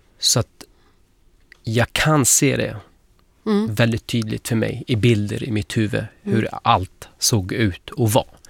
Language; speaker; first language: Swedish; non-native, fluent; Arabic